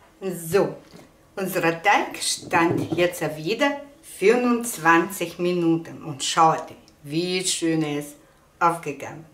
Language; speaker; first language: German; non-native, fluent; Russian